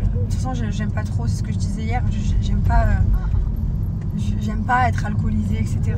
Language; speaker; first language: French; native; French